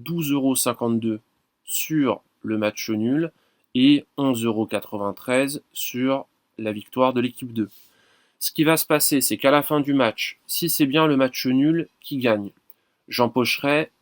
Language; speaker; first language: French; native; French